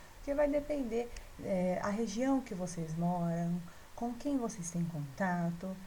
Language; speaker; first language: Portuguese; native; Portuguese